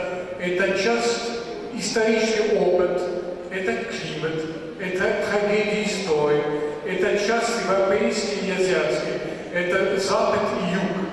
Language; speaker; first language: Russian; non-native, learner; French